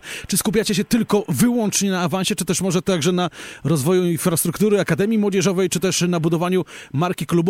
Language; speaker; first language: Polish; native; Polish